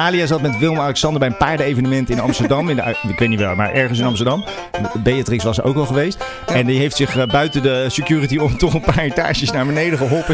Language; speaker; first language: Dutch; native; Dutch